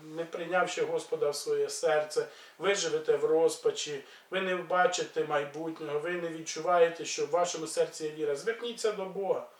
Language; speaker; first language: Ukrainian; native; Ukrainian